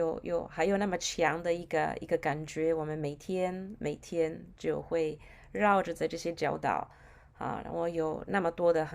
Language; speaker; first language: Chinese; non-native, fluent; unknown